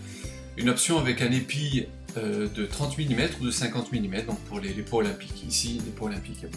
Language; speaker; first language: French; native; French